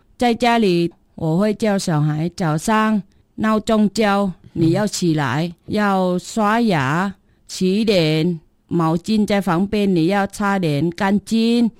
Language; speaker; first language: Chinese; non-native, learner; Vietnamese